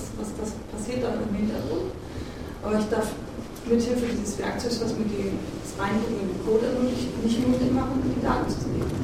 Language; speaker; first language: German; native; German